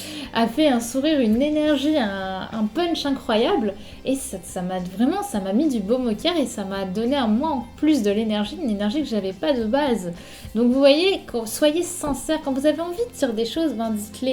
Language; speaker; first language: French; native; French